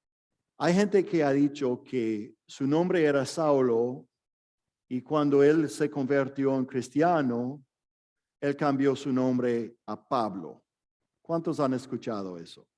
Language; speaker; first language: Spanish; non-native, fluent; English